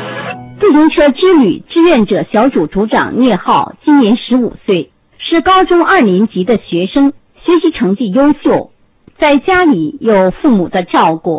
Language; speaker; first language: Chinese; native; Chinese